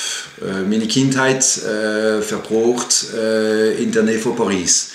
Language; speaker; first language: German; non-native, fluent; French